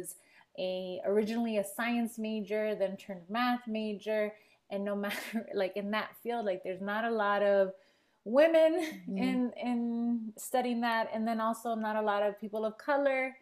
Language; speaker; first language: English; native; English